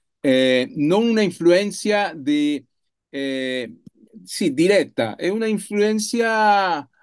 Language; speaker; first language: Italian; non-native, learner; Spanish